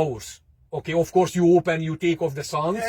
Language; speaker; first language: English; non-native, fluent; Hungarian